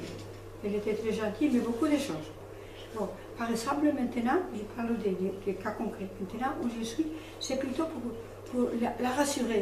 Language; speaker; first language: French; non-native, fluent; Spanish